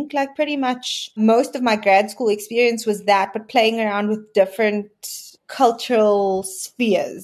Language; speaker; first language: English; native; English